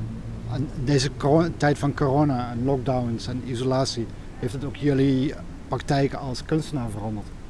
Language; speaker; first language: Dutch; native; Dutch